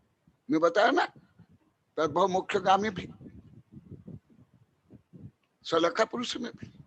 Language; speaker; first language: Hindi; native; Hindi